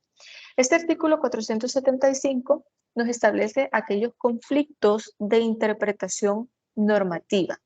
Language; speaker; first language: Spanish; native; Spanish